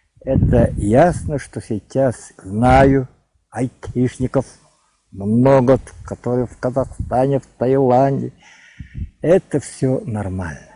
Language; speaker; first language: Russian; non-native, local second language; Yakut